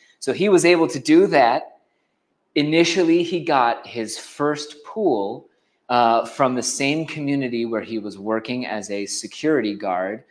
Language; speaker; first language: English; native; English